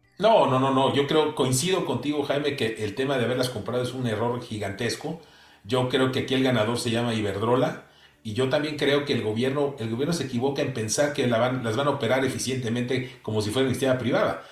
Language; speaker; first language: Spanish; native; Spanish